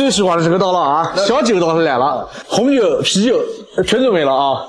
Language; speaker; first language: Chinese; native; Chinese